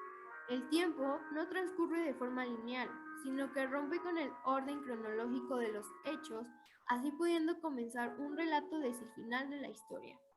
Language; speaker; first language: Spanish; native; Spanish